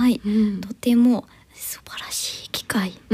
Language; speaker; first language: Japanese; non-native, learner; English